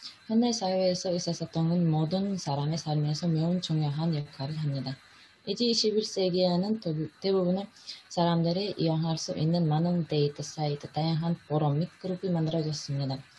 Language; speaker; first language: Korean; non-native, learner; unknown